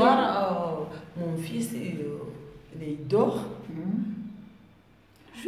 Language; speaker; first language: French; non-native, learner; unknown